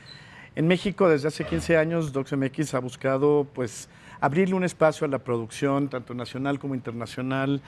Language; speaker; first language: Spanish; native; Spanish